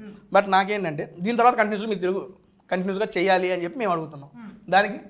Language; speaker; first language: Telugu; native; Telugu